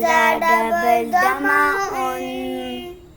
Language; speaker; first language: Arabic; non-native, learner; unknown